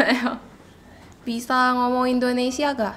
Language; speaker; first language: Korean; non-native, learner; Indonesian